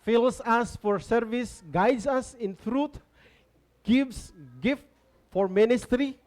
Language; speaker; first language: English; non-native, local second language; Filipino